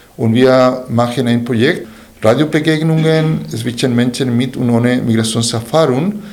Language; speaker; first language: German; non-native, fluent; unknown